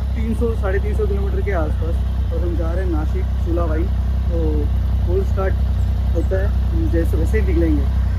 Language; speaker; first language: Hindi; non-native, local second language; Marathi